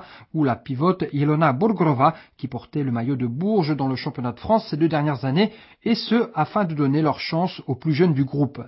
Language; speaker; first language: French; native; French